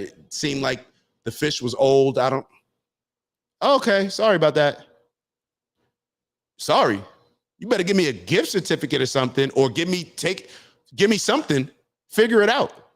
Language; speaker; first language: English; native; English